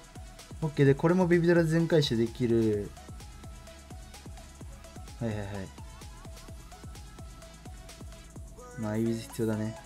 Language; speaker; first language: Japanese; native; Japanese